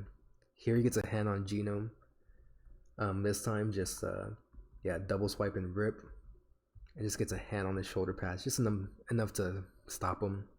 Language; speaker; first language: English; native; English